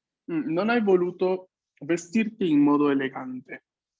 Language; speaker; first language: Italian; non-native, fluent; Spanish